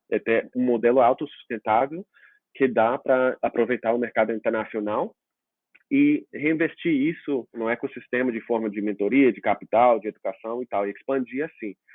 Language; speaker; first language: Portuguese; non-native, fluent; English